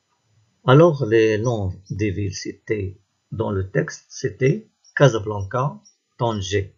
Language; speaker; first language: French; non-native, local second language; Arabic